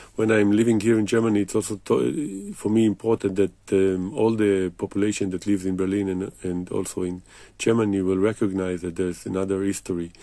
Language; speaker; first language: English; non-native, fluent; Hebrew